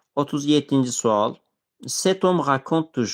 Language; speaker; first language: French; non-native, fluent; Azerbaijani